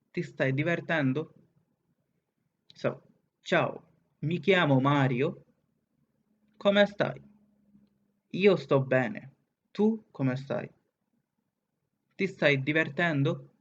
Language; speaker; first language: Italian; non-native, fluent; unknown